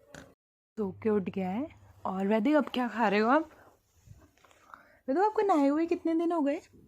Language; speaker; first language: Hindi; native; Hindi